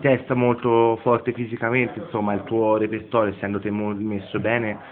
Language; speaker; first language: Italian; native; Italian